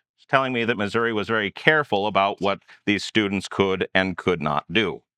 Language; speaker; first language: English; native; English